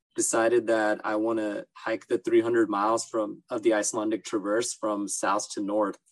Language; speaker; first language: English; native; English